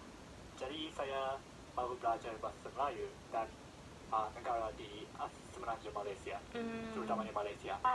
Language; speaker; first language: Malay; non-native, fluent; Japanese